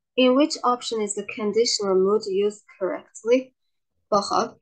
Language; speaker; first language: English; non-native, fluent; Azerbaijani